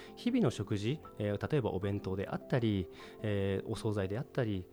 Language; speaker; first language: Japanese; native; Japanese